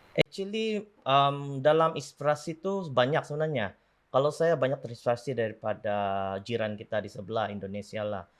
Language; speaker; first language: Malay; non-native, local second language; Central Dusun